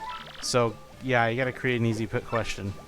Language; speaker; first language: English; native; English